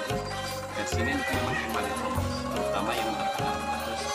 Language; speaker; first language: Indonesian; non-native, local second language; Javanese